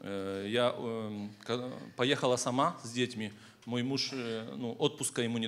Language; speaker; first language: Polish; non-native, learner; Russian